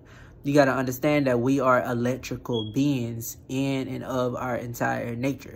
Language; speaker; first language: English; native; English